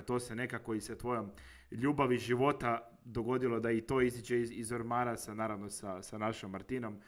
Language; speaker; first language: Croatian; native; Croatian